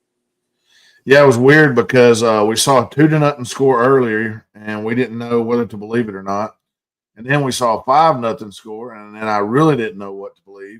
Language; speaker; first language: English; native; English